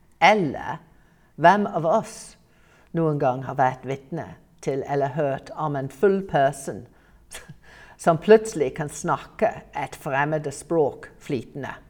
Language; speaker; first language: Norwegian; non-native, fluent; English